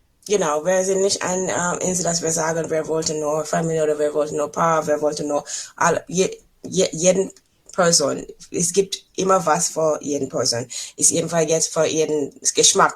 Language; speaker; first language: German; non-native, fluent; English